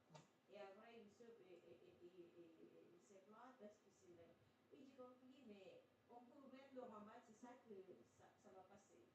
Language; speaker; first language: French; non-native, fluent; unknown